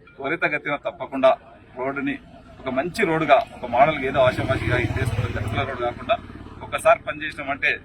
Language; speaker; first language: Telugu; native; Telugu